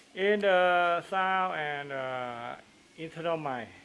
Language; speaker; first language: English; non-native, learner; Thai